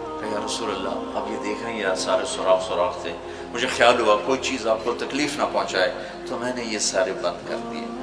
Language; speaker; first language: Urdu; non-native, local second language; Punjabi